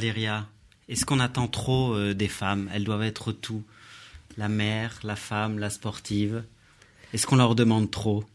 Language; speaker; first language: French; native; French